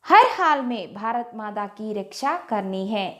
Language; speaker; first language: Hindi; non-native, local second language; Malayalam